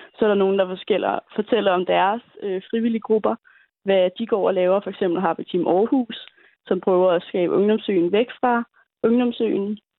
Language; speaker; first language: Danish; native; Danish